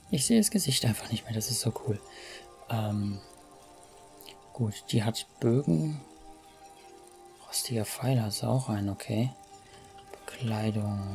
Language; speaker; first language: German; native; German